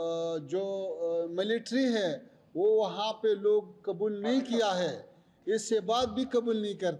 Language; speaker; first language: Hindi; non-native, fluent; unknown